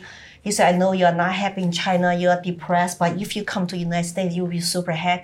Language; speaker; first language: English; non-native, fluent; Chinese